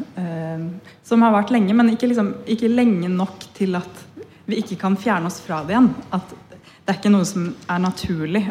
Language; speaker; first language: Norwegian; early bilingual, other home language; Punjabi